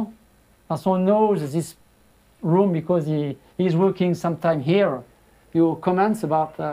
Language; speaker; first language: English; non-native, fluent; French